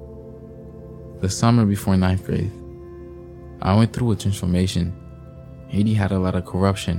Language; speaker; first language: English; non-native, fluent; Haitian Creole